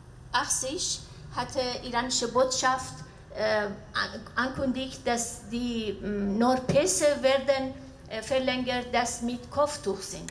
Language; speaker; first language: German; non-native, learner; Persian